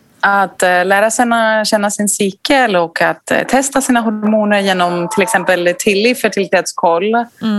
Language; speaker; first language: Swedish; non-native, fluent; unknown